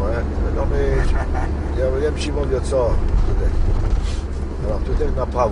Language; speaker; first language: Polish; early bilingual, heritage; French